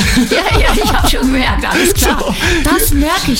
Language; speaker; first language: German; native; German